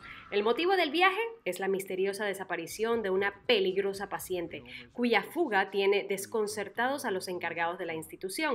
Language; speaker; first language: Spanish; native; Spanish